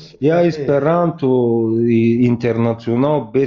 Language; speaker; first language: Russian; non-native, learner; Bulgarian